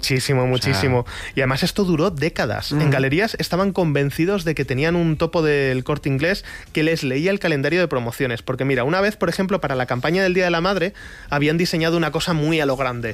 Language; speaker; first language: Spanish; native; Spanish